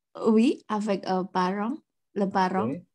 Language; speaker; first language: French; non-native, learner; Indonesian